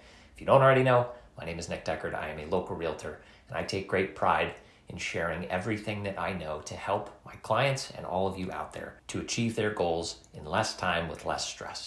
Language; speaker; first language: English; native; English